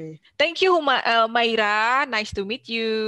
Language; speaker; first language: English; non-native, fluent; Indonesian